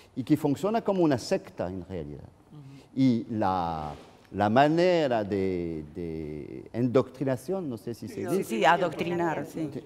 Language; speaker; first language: Spanish; non-native, fluent; French